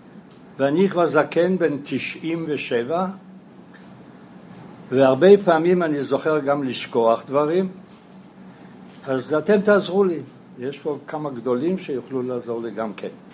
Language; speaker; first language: Hebrew; non-native, fluent; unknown